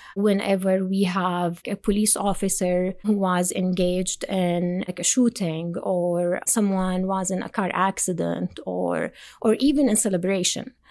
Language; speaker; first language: English; non-native, fluent; Arabic